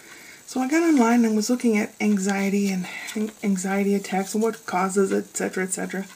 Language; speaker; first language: English; native; English